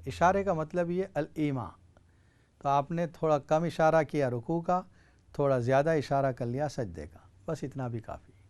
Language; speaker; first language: Urdu; native; Urdu